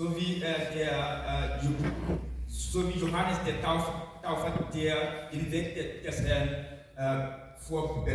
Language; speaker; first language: German; non-native, fluent; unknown